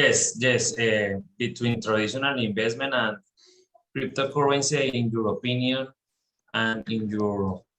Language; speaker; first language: English; non-native, learner; Spanish